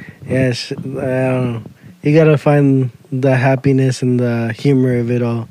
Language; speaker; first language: English; native; English